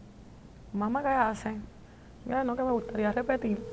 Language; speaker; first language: Spanish; native; Spanish